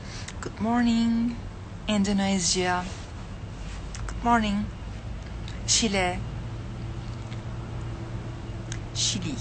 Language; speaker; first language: English; non-native, fluent; Turkish